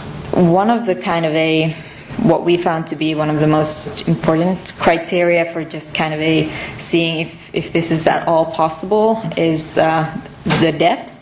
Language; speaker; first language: English; non-native, fluent; Finnish